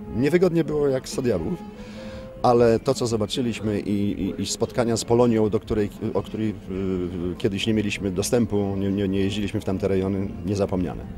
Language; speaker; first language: Polish; native; Polish